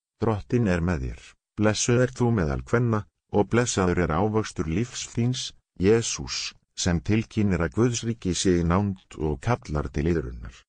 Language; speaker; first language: Icelandic; non-native, learner; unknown